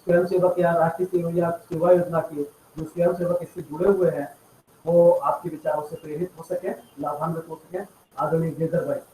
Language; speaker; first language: Hindi; non-native, local second language; Gujarati